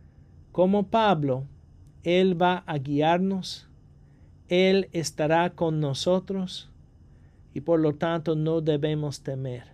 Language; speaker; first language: Spanish; non-native, fluent; English